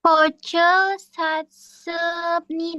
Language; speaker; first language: Korean; non-native, learner; Indonesian